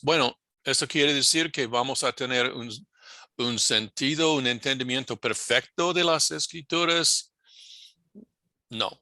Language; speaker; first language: Spanish; non-native, fluent; English